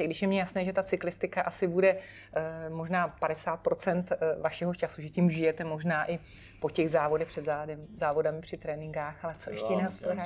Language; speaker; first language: Czech; native; Czech